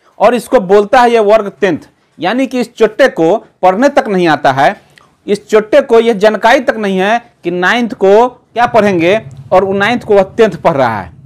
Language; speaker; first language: Hindi; native; Hindi